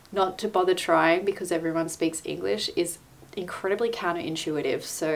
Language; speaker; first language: English; native; English